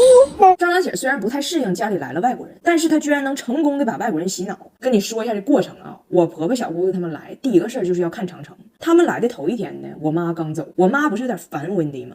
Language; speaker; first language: Chinese; native; Chinese